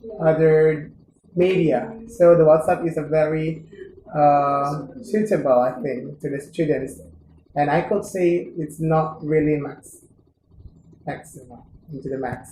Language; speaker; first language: English; non-native, learner; Indonesian